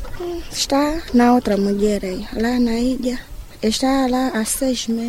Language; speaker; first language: Portuguese; non-native, local second language; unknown